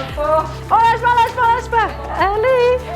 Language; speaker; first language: French; native; French